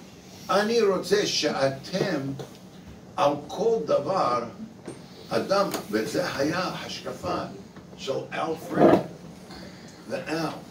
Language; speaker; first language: Hebrew; non-native, fluent; English